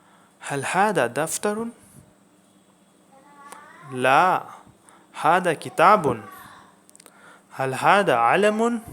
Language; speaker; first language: Arabic; non-native, fluent; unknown